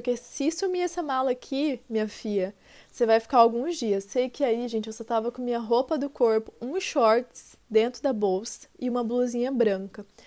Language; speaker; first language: Portuguese; native; Portuguese